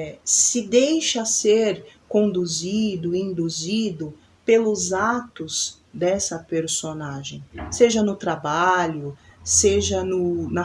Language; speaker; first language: Portuguese; native; Portuguese